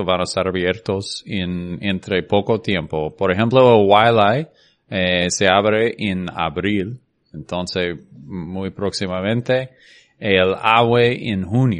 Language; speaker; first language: Spanish; non-native, fluent; English